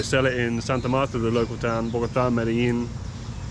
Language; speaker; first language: Spanish; non-native, learner; English